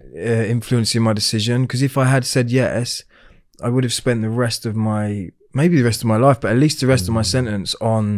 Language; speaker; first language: English; native; English